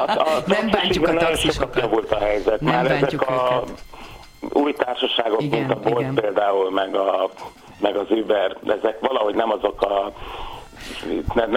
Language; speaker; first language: Hungarian; native; Hungarian